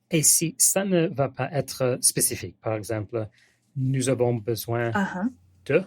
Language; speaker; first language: French; non-native, learner; English